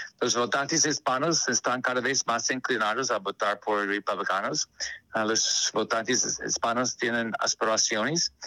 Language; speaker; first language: Spanish; non-native, learner; English